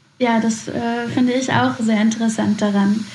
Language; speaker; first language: German; native; German